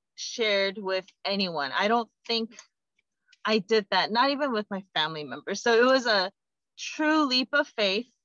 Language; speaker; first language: English; non-native, fluent; Korean